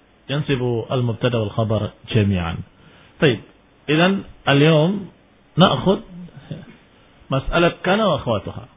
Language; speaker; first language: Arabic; non-native, fluent; Indonesian